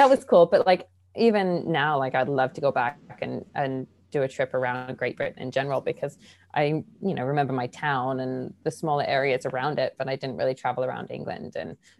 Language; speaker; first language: English; native; English